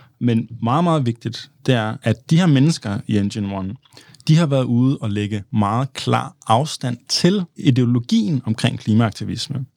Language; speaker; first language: Danish; early bilingual, other home language; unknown